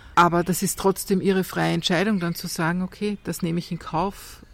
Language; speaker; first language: German; native; German